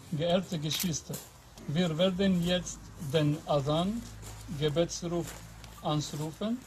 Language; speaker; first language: German; non-native, fluent; Albanian